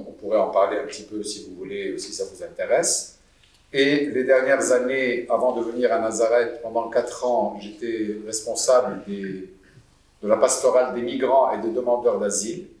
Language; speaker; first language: French; non-native, local second language; Arabic